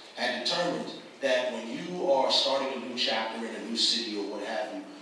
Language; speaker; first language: English; native; English